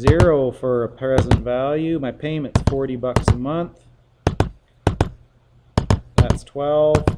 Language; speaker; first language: English; native; English